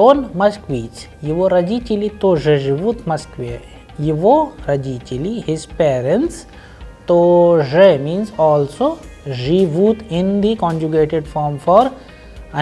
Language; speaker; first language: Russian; non-native, fluent; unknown